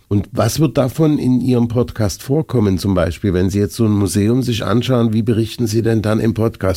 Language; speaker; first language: German; native; German